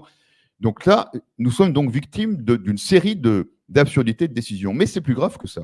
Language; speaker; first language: French; native; French